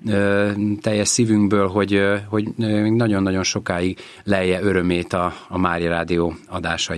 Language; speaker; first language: Hungarian; native; Hungarian